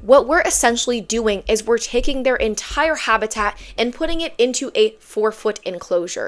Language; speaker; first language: English; native; English